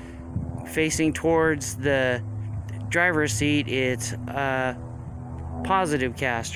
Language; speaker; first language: English; native; English